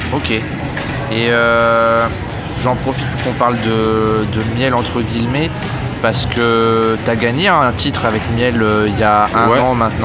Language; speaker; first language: French; native; French